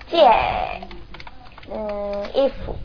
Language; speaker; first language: Chinese; non-native, learner; Korean